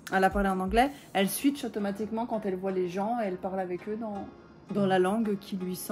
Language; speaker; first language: French; native; French